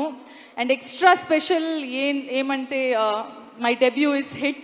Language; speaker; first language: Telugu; non-native, local second language; Kannada